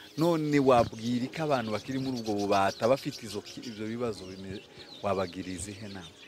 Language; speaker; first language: Kinyarwanda; early bilingual, heritage; Kinyarwanda